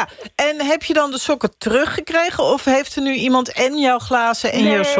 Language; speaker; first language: Dutch; native; Dutch